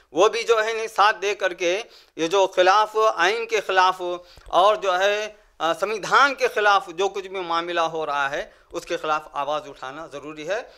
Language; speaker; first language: Urdu; native; Urdu